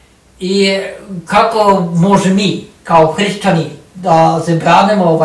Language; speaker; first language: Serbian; non-native, learner; Norwegian